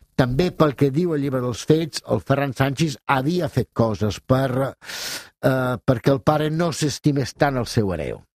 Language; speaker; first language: Catalan; non-native, fluent; Italian